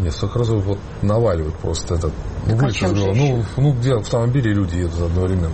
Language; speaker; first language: Russian; native; Russian